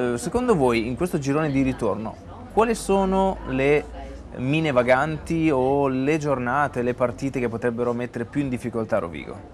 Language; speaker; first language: Italian; native; Italian